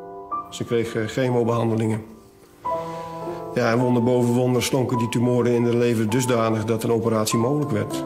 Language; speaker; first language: Dutch; native; Dutch